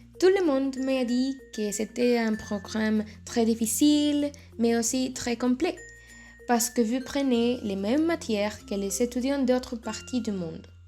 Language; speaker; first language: French; non-native, learner; Spanish